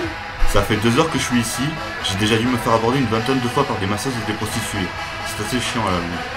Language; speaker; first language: French; native; French